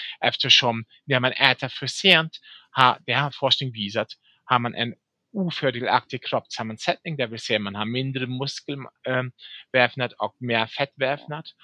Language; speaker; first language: Swedish; non-native, fluent; German